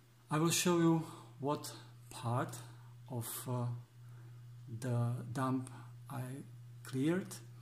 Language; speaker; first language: English; non-native, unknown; Czech